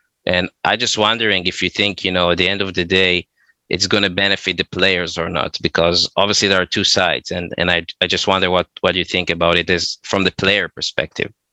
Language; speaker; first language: English; non-native, fluent; Hebrew